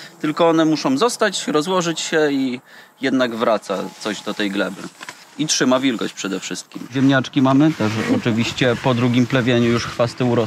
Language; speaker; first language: Polish; native; Polish